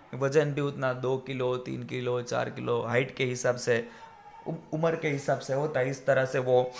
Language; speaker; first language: Hindi; non-native, local second language; Gujarati